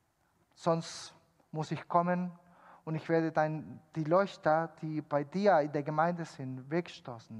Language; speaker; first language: German; non-native, fluent; Spanish